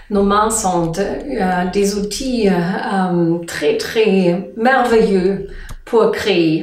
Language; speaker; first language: French; non-native, learner; German